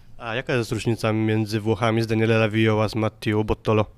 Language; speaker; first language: Polish; native; Polish